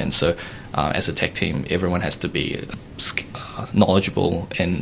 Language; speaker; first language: English; native; English